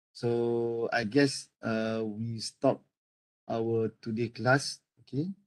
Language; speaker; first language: English; non-native, local second language; Malay